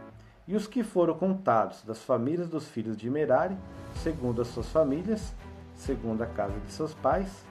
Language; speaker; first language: Portuguese; native; Portuguese